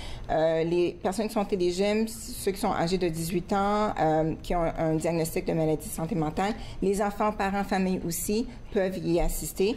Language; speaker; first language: French; native; French